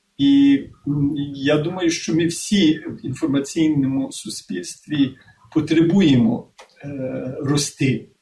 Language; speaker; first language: Ukrainian; early bilingual, heritage; Ukrainian